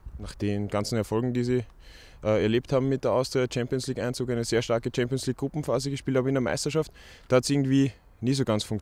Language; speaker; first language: German; native; German